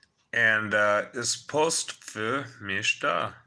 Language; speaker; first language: German; non-native, fluent; English